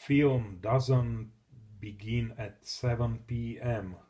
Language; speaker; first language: English; non-native, learner; Slovak